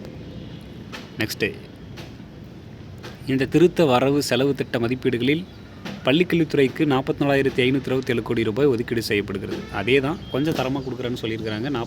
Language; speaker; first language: Tamil; native; Tamil